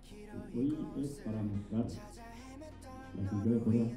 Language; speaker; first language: Spanish; non-native, fluent; Korean